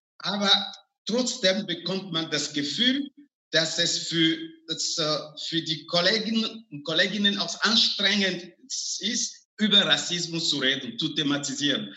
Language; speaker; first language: German; non-native, fluent; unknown